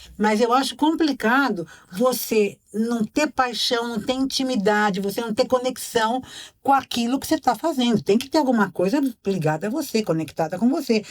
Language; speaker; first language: Portuguese; native; Portuguese